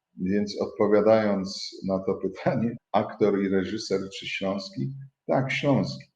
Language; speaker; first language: Polish; native; Polish